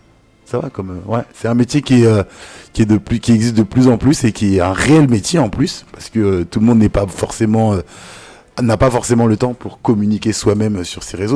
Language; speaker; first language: French; native; French